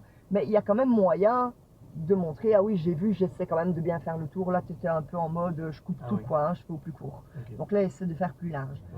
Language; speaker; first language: French; native; French